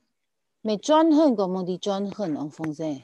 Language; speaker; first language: French; non-native, learner; Chinese